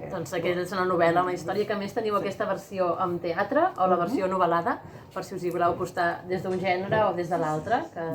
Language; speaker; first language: Catalan; native; Catalan